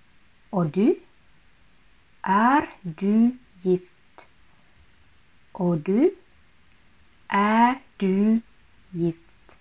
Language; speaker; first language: Norwegian; non-native, fluent; Thai